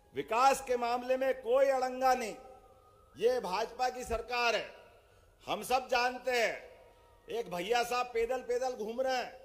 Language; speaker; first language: Hindi; native; Hindi